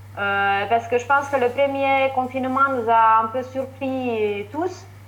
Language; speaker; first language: French; non-native, fluent; Romanian